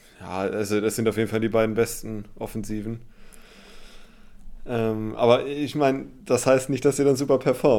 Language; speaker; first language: German; native; German